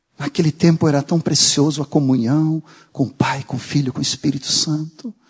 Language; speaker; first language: Portuguese; non-native, fluent; Swedish